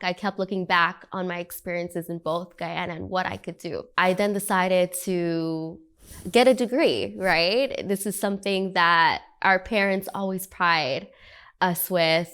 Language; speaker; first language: English; early bilingual, other home language; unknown